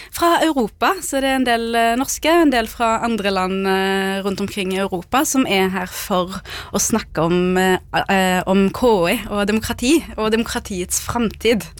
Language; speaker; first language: Norwegian; early bilingual, other home language; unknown